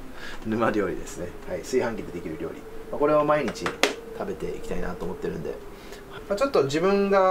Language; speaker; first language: Japanese; native; Japanese